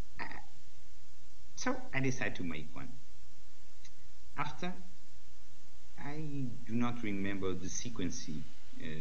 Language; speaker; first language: English; non-native, learner; Portuguese